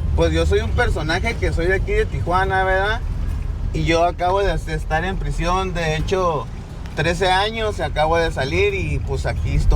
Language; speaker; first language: Spanish; native; Spanish